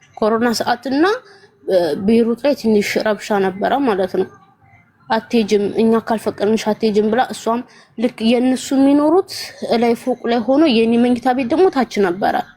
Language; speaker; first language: Amharic; native; Amharic